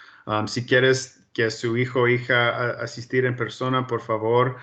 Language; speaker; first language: Spanish; early bilingual, heritage; Spanish